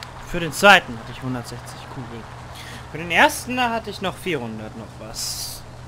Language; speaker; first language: German; native; German